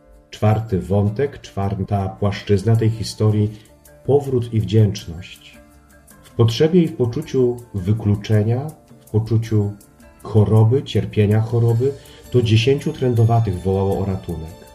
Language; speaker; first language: Polish; native; Polish